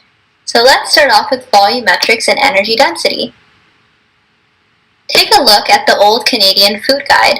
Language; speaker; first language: English; native; English